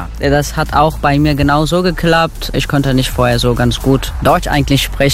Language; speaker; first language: German; non-native, learner; Turkish